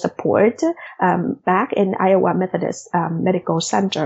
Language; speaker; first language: English; non-native, fluent; Vietnamese